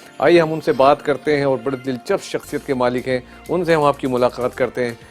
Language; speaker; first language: Urdu; native; Urdu